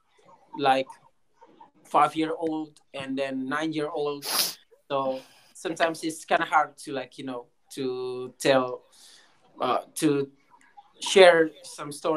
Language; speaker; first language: English; non-native, learner; Indonesian